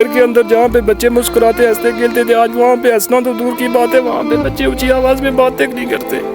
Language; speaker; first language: Urdu; non-native, local second language; Pahari-Potwari